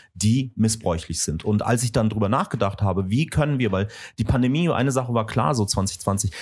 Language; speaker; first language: German; early bilingual, other home language; Russian